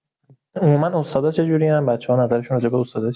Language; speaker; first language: Persian; native; Persian